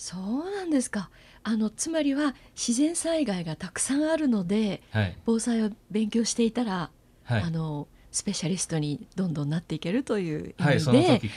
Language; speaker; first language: Japanese; native; Japanese